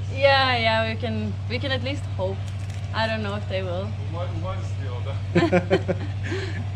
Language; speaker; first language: English; non-native, fluent; Norwegian